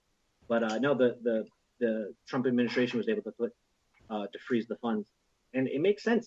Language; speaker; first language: English; native; English